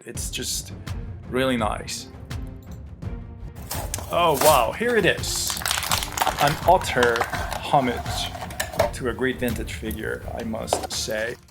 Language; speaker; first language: English; non-native, fluent; Spanish